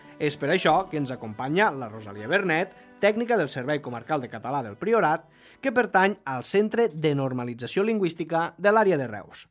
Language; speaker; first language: Catalan; native; Catalan